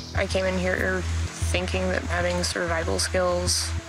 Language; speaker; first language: English; native; English